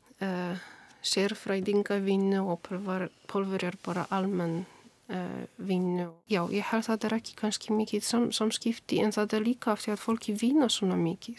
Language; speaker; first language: Icelandic; non-native, learner; Polish